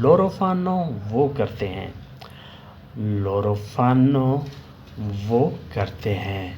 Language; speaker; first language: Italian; non-native, fluent; Urdu